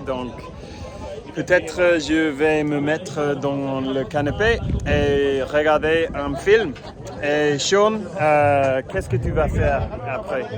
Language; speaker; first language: French; non-native, learner; English